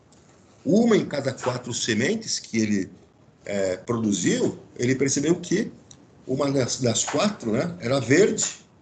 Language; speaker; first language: Portuguese; native; Portuguese